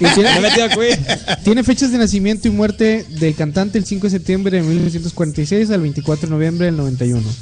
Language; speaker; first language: Spanish; native; Spanish